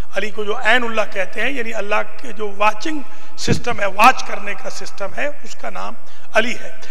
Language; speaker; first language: Urdu; native; Urdu